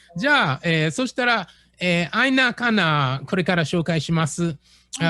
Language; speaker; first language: Japanese; non-native, learner; English